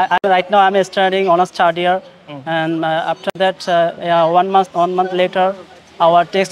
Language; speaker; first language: English; non-native, learner; Bangla